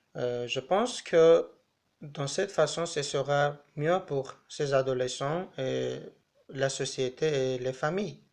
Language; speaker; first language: French; non-native, learner; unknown